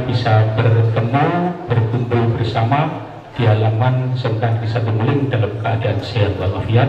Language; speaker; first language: Indonesian; native; Indonesian